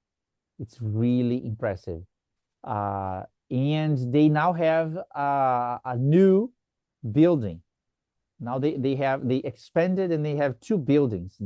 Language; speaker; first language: English; non-native, fluent; Portuguese